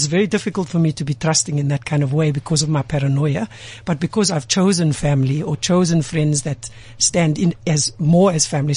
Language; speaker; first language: English; native; English